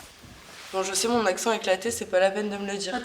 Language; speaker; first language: French; native; French